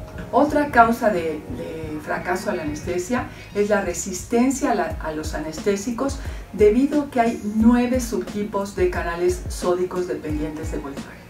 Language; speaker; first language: Spanish; native; Spanish